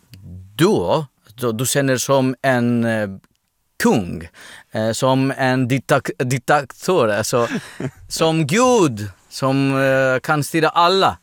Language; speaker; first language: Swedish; non-native, fluent; Greek